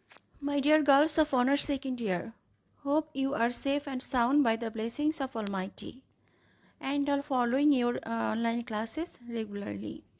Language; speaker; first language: English; non-native, local second language; Bangla